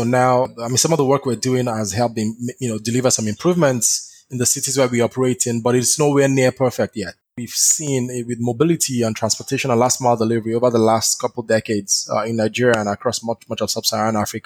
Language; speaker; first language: English; non-native, local second language; Yoruba